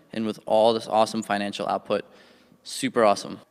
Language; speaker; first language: English; native; English